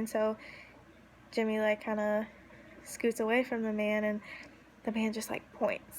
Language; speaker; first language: English; native; English